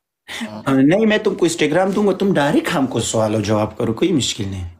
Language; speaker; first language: Hindi; non-native, fluent; Pashto